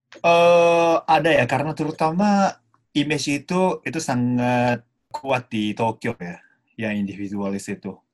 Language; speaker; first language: Indonesian; non-native, fluent; Japanese